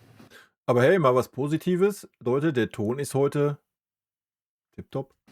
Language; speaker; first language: German; native; German